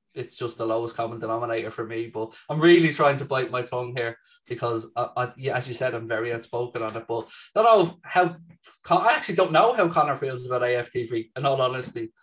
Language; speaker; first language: English; native; English